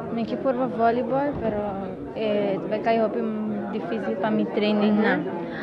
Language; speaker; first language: Portuguese; non-native, learner; Papiamento